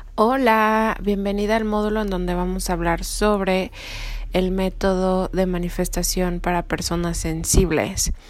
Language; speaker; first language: Spanish; native; Spanish